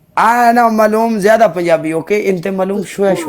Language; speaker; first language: Arabic; non-native, learner; Punjabi